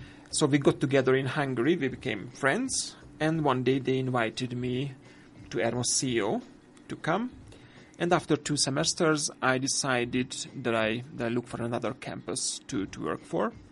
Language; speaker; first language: English; non-native, fluent; Hungarian